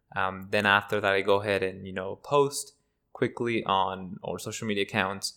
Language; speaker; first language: English; early bilingual, other home language; Spanish